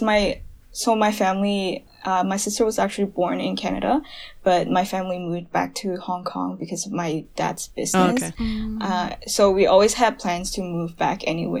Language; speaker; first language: English; non-native, local second language; Cantonese